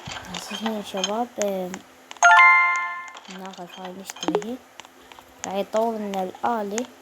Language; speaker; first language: Arabic; native; Arabic